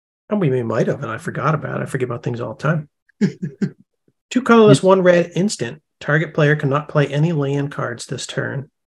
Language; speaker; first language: English; native; English